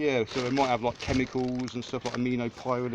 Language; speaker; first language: English; native; English